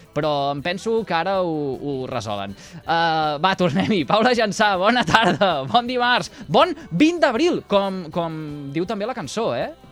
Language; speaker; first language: Catalan; native; Catalan